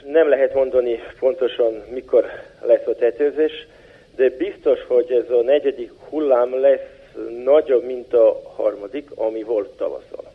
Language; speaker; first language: Hungarian; non-native, local second language; Serbian